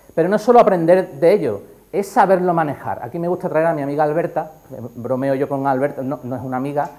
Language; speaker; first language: Spanish; native; Spanish